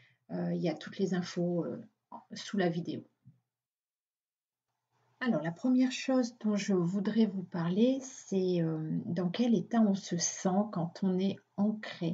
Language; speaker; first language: French; native; French